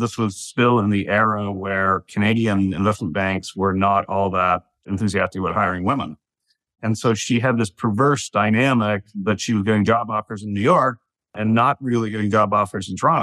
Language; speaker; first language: English; native; English